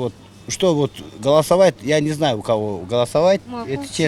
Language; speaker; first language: Russian; non-native, local second language; Kyrgyz